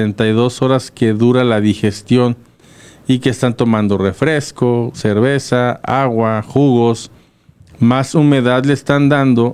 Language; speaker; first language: Spanish; native; Spanish